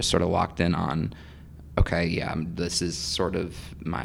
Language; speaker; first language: English; native; English